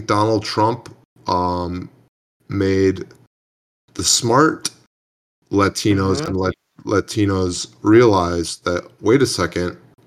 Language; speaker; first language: English; native; English